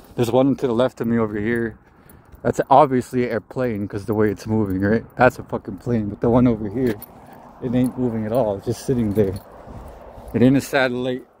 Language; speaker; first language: English; native; English